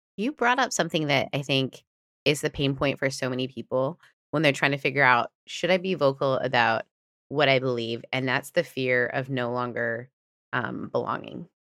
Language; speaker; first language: English; native; English